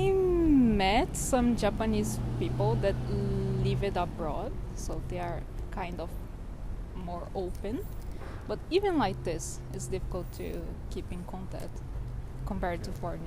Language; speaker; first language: English; non-native, fluent; Portuguese